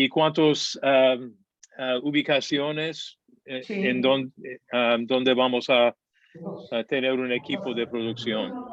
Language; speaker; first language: Spanish; non-native, fluent; English